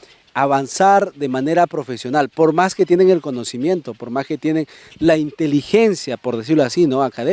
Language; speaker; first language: Spanish; native; Spanish